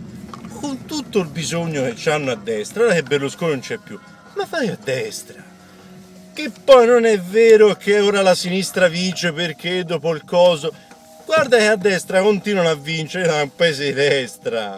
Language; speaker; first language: Italian; native; Italian